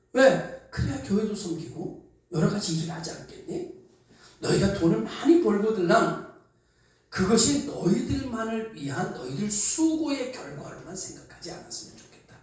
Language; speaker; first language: Korean; native; Korean